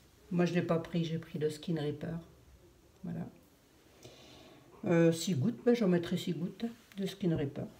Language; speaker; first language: French; native; French